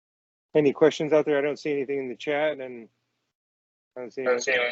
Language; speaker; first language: English; native; English